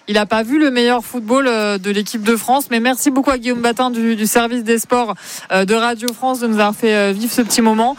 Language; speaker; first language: French; native; French